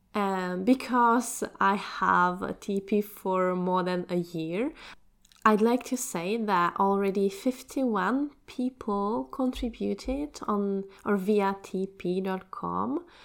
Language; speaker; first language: English; non-native, fluent; Czech